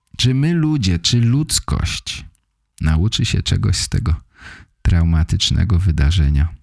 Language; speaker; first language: Polish; native; Polish